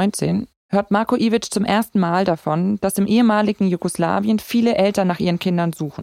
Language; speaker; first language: German; native; German